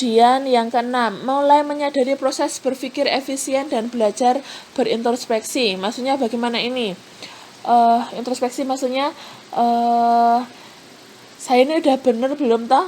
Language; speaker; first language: Indonesian; native; Indonesian